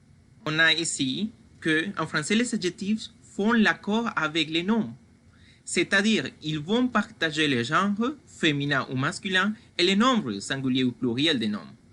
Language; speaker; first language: French; non-native, fluent; Spanish